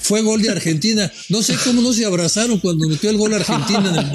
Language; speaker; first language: Spanish; native; Spanish